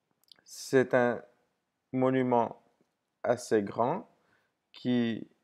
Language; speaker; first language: French; non-native, fluent; English